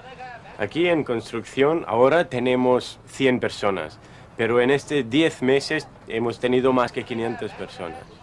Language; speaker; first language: Spanish; early bilingual, heritage; Spanish